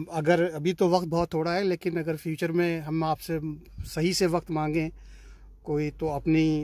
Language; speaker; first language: Urdu; native; Urdu